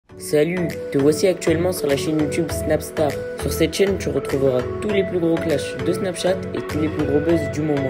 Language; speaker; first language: French; native; French